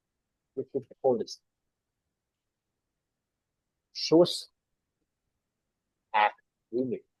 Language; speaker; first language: English; non-native, learner; Vietnamese